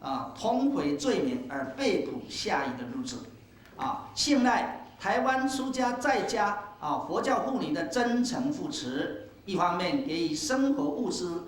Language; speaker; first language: Chinese; native; Chinese